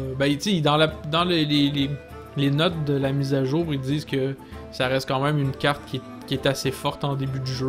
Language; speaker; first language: French; native; French